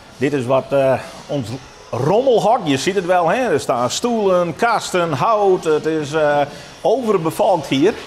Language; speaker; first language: Dutch; non-native, local second language; Western Frisian